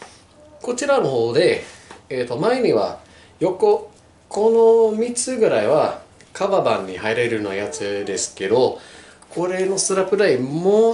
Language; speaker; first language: Japanese; non-native, learner; English